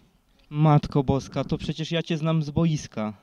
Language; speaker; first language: Polish; native; Polish